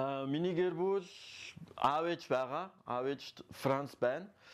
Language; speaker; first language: Mongolian; non-native, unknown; French